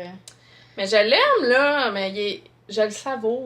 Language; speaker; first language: French; native; French